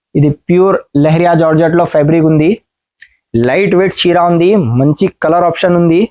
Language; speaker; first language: Telugu; non-native, learner; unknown